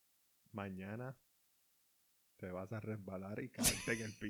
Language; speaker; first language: Spanish; early bilingual, heritage; Spanish